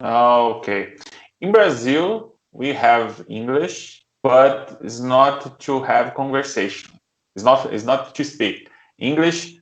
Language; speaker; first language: English; non-native, learner; Portuguese